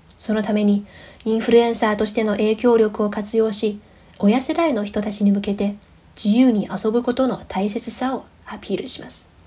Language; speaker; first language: Japanese; non-native, fluent; Chinese